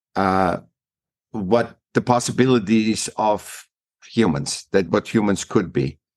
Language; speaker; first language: English; non-native, fluent; German